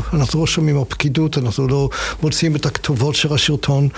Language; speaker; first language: Hebrew; non-native, fluent; English